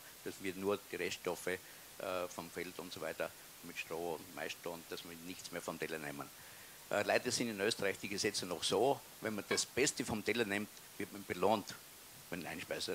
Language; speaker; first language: German; native; German